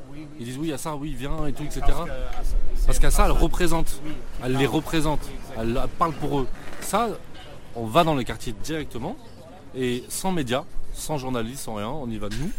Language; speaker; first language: French; native; French